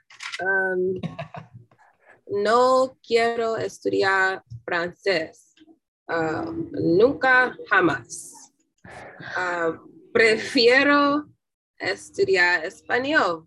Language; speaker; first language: Spanish; non-native, learner; English